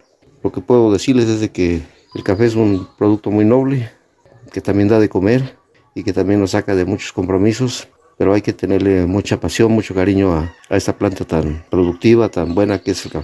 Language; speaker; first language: Spanish; native; Spanish